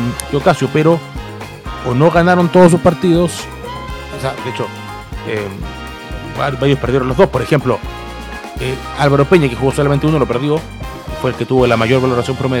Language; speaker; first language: Spanish; native; Spanish